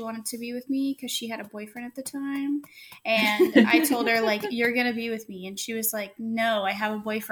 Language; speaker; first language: English; native; English